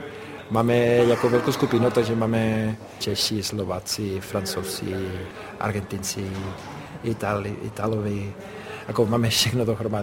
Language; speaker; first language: Czech; non-native, fluent; Spanish